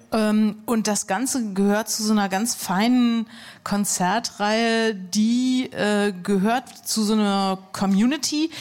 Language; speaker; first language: German; native; German